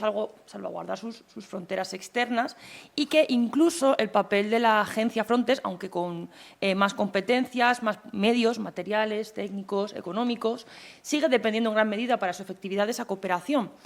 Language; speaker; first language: Spanish; native; Spanish